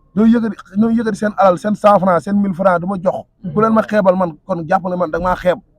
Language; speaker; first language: Wolof; non-native, local second language; Fula